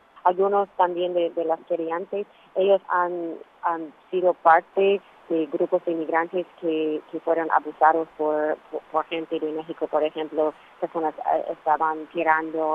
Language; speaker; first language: Spanish; non-native, fluent; English